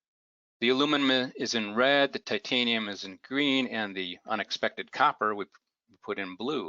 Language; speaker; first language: English; native; English